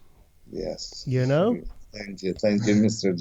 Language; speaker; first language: English; non-native, learner; Ukrainian